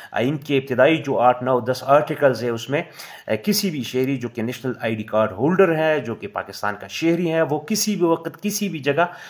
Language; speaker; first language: Urdu; non-native, local second language; Pashto